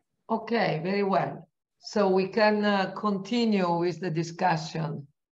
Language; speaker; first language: English; non-native, fluent; Italian